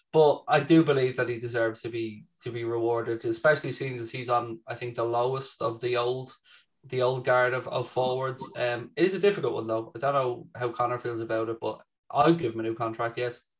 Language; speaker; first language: English; native; English